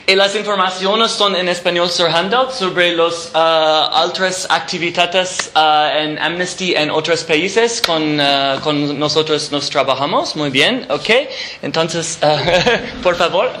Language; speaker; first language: Spanish; non-native, learner; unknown